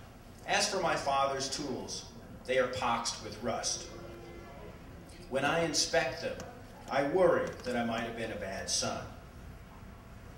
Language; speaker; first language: English; native; English